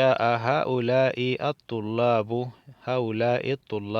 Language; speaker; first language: Arabic; non-native, fluent; Spanish